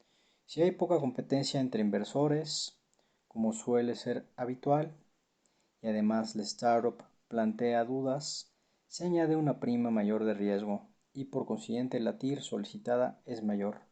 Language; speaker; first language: Spanish; native; Spanish